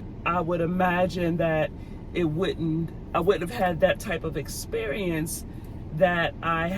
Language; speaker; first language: English; native; English